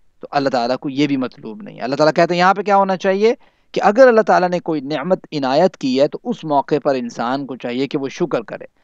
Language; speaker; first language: Urdu; non-native, local second language; Punjabi